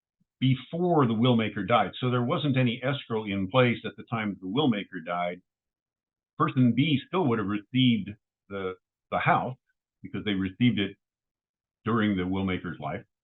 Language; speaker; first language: English; native; English